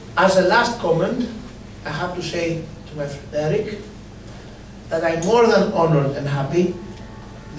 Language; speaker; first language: English; non-native, fluent; Greek